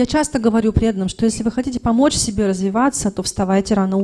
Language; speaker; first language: Russian; native; Russian